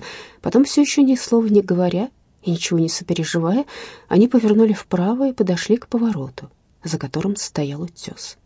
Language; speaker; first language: Russian; native; Russian